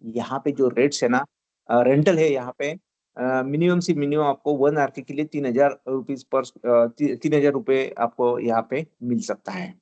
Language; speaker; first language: Hindi; non-native, local second language; Marathi